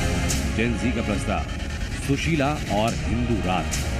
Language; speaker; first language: Hindi; native; Hindi